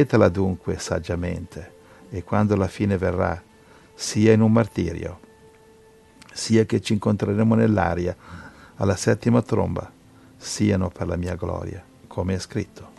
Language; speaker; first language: Italian; native; Italian